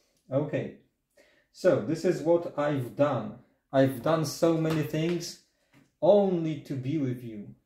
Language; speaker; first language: English; non-native, fluent; Polish